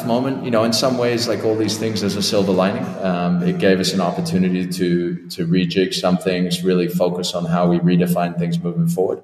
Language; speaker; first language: English; native; English